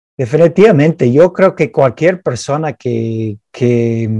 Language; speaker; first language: Spanish; non-native, fluent; English